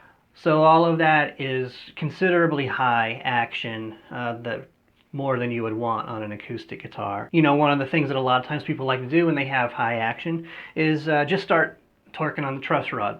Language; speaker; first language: English; native; English